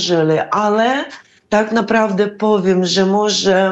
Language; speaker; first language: Polish; non-native, fluent; Ukrainian